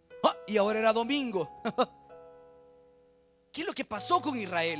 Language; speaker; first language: Spanish; native; Spanish